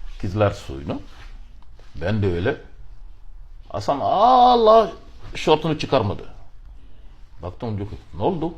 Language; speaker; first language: Turkish; non-native, learner; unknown